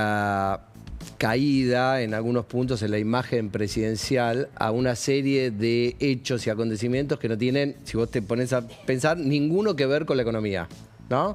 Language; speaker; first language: Spanish; native; Spanish